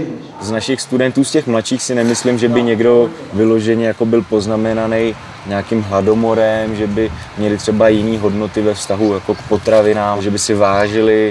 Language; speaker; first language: Czech; native; Czech